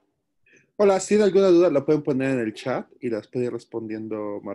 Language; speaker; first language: Spanish; native; Spanish